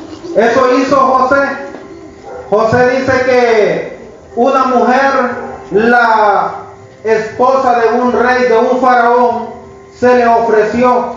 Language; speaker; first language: Spanish; native; Spanish